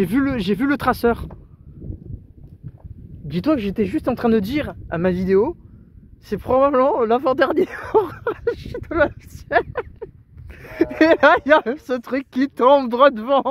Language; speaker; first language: French; native; French